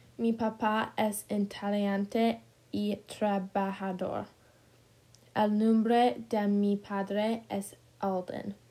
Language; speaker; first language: Spanish; non-native, learner; English